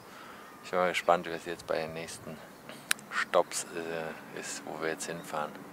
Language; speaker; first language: German; native; German